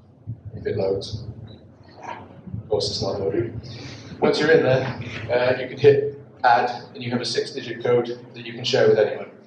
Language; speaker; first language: English; native; English